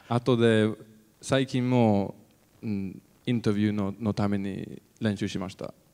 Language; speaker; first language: Japanese; non-native, learner; English